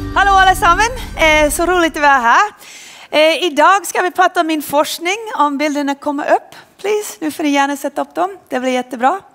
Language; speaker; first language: Swedish; non-native, learner; English